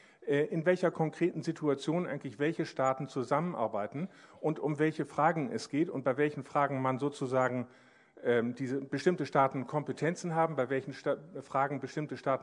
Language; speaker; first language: German; native; German